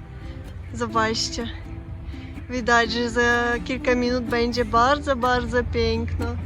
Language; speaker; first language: Polish; non-native, learner; Russian